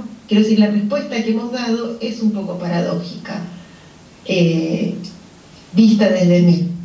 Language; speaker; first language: Spanish; native; Spanish